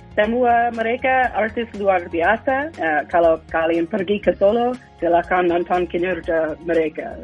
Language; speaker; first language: Indonesian; non-native, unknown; English